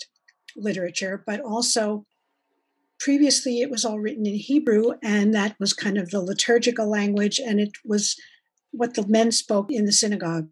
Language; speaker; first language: English; native; English